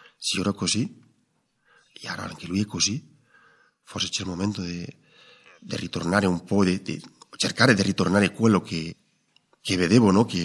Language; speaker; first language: Italian; non-native, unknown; Spanish